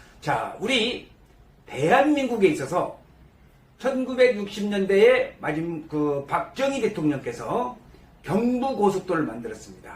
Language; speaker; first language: Korean; native; Korean